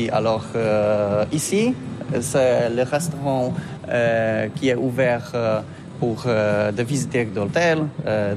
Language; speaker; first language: French; non-native, learner; Polish